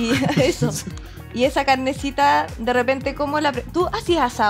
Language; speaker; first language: Spanish; native; Spanish